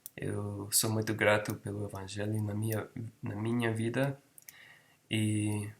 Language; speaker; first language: Portuguese; non-native, fluent; English